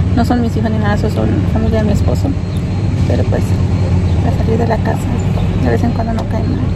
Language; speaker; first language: Spanish; early bilingual, heritage; Spanish